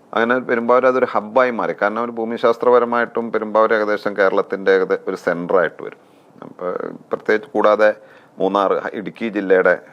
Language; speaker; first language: Malayalam; native; Malayalam